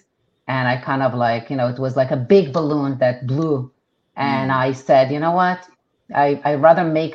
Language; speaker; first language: English; non-native, fluent; Hebrew